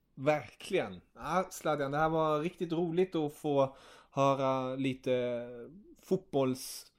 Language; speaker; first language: Swedish; early bilingual, other home language; German